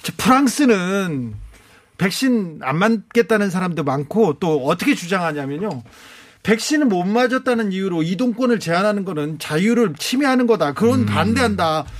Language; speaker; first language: Korean; native; Korean